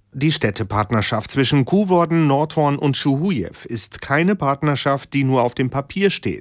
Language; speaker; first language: German; native; German